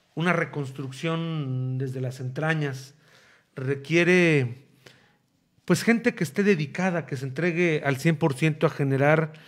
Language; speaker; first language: Spanish; native; Spanish